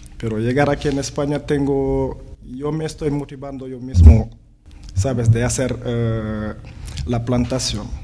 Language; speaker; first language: Spanish; non-native, learner; Wolof